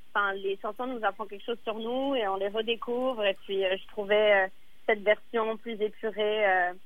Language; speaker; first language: French; native; French